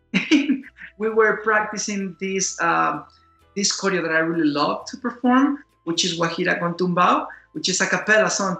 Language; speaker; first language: English; non-native, fluent; Spanish